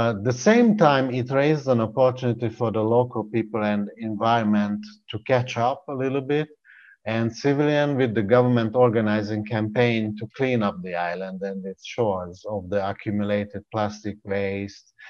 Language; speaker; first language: English; non-native, fluent; Hungarian